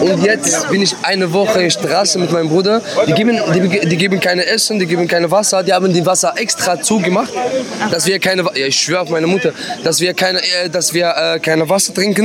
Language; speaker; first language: German; non-native, fluent; Arabic